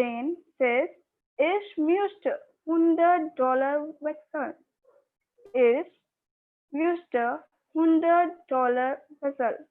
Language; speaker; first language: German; non-native, learner; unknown